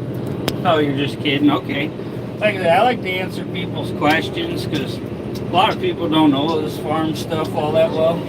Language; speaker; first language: English; native; English